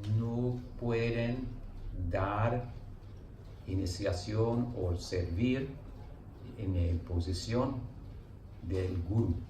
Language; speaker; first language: Spanish; non-native, learner; English